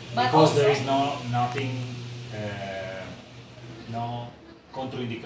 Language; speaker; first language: English; non-native, learner; Italian